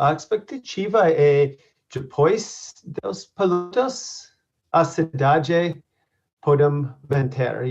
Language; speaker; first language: Portuguese; non-native, learner; English